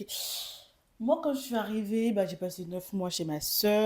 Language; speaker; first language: French; non-native, local second language; Bambara